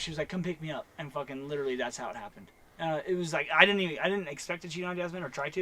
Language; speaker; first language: English; native; English